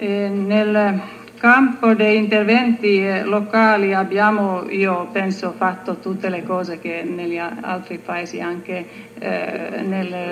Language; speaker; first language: Italian; non-native, learner; Finnish